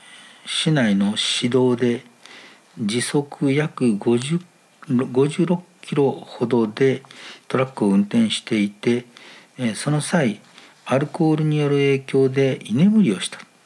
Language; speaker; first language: Japanese; native; Japanese